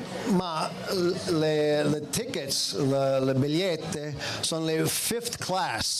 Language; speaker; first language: Italian; early bilingual, heritage; Italian